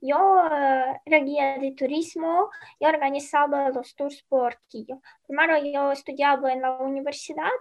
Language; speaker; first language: Spanish; non-native, fluent; Ukrainian